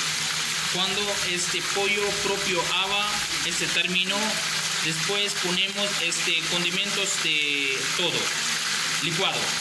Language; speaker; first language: Spanish; non-native, learner; Urdu